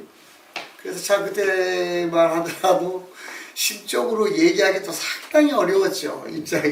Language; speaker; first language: Korean; native; Korean